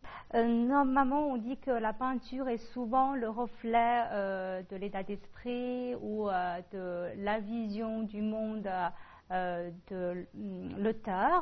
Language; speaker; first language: French; non-native, fluent; Chinese